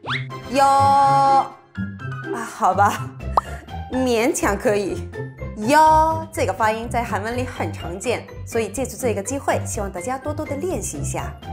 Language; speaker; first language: Chinese; non-native, fluent; Korean